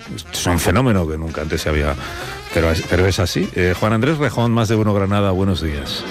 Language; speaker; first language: Spanish; native; Spanish